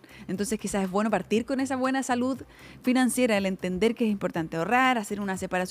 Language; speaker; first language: Spanish; native; Spanish